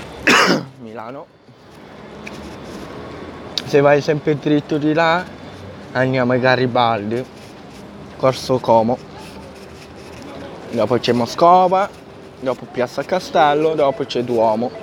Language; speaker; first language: Italian; non-native, fluent; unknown